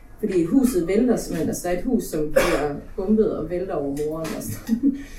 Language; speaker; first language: Danish; early bilingual, other home language; Polish